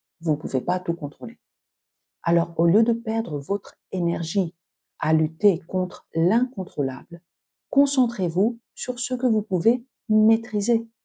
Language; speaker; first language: French; native; French